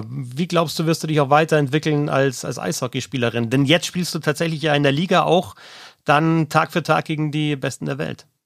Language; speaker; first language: German; native; German